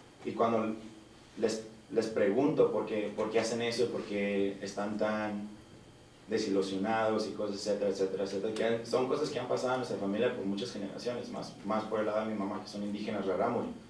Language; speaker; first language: Spanish; early bilingual, heritage; Spanish